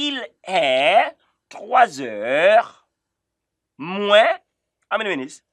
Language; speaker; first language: French; non-native, fluent; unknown